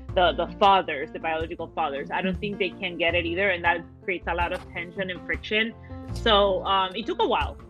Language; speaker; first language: English; early bilingual, other home language; Spanish